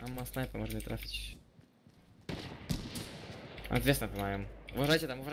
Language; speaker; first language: Polish; native; Polish